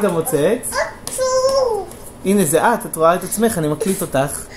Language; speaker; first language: Hebrew; native; Hebrew